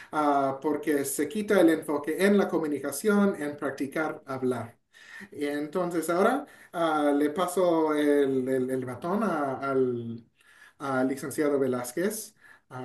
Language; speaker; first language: Spanish; non-native, fluent; English